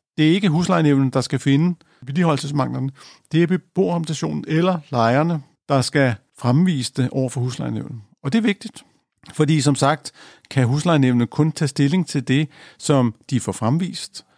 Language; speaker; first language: Danish; native; Danish